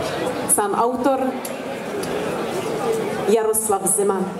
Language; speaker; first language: Czech; native; Czech